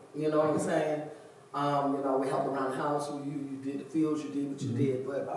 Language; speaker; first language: English; native; English